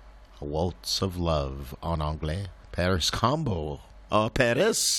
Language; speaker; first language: French; non-native, learner; English